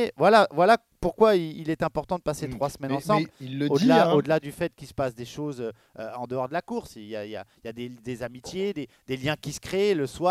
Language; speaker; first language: French; native; French